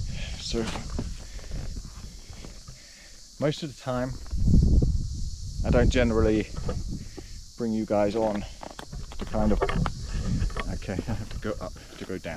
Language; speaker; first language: English; native; English